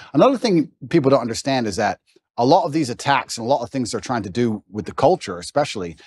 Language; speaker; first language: English; native; English